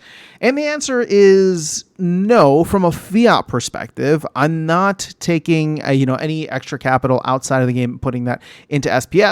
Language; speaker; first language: English; native; English